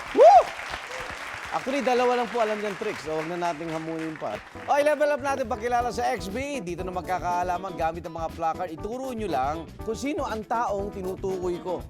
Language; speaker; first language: Filipino; native; Filipino